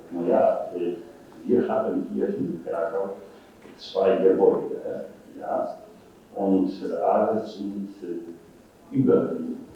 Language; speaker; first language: German; non-native, fluent; Polish